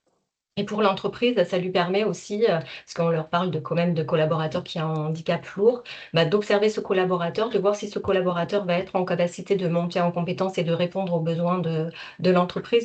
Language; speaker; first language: French; native; French